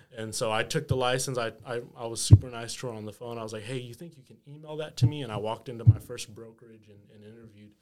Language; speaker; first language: English; native; English